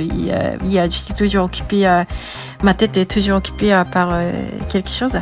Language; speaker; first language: French; non-native, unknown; Japanese